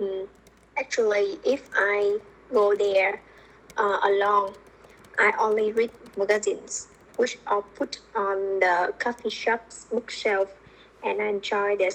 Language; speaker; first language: English; non-native, learner; Vietnamese